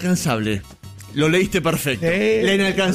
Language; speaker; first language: Spanish; native; Spanish